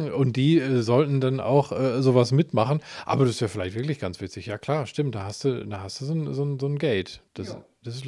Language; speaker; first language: German; native; German